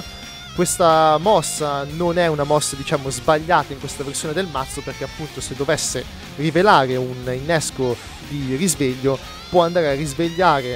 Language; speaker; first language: Italian; native; Italian